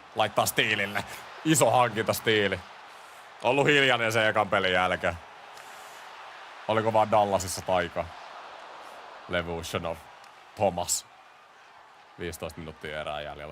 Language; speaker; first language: Finnish; native; Finnish